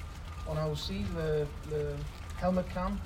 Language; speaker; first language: French; non-native, fluent; English